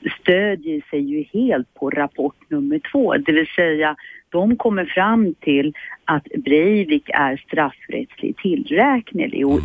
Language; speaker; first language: Swedish; native; Swedish